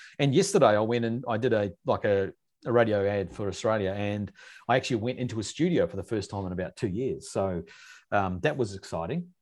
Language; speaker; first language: English; native; English